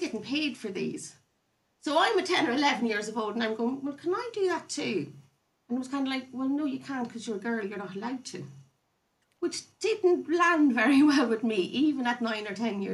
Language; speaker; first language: English; native; English